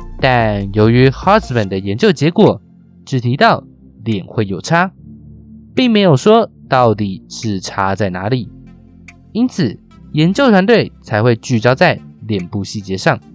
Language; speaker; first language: Chinese; native; Chinese